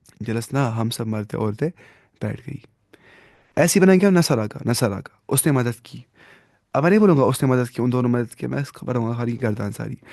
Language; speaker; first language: Urdu; native; Urdu